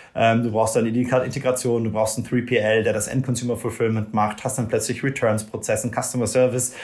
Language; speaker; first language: German; native; German